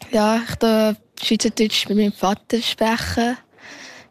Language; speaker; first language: German; early bilingual, heritage; German